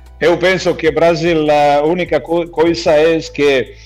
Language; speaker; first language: Portuguese; non-native, learner; Croatian